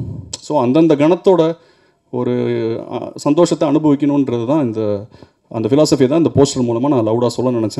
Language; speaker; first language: Tamil; native; Tamil